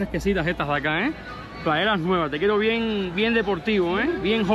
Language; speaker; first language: Spanish; native; Spanish